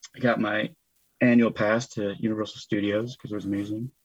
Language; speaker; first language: English; native; English